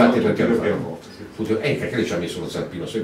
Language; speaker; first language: Italian; native; Italian